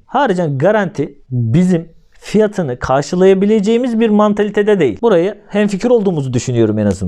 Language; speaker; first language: Turkish; native; Turkish